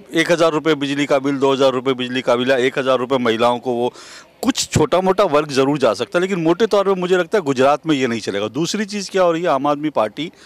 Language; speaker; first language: Hindi; native; Hindi